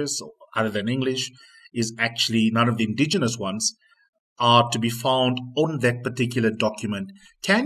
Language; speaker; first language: English; non-native, local second language; Afrikaans